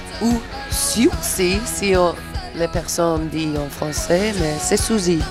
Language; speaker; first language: French; non-native, fluent; English